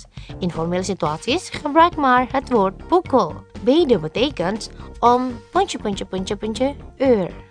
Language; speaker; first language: Dutch; non-native, fluent; Indonesian